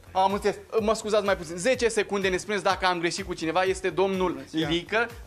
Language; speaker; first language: Romanian; native; Romanian